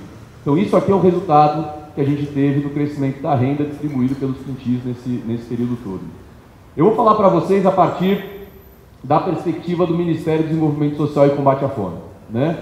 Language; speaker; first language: Portuguese; native; Portuguese